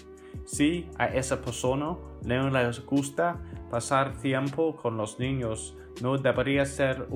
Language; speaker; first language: Spanish; non-native, fluent; English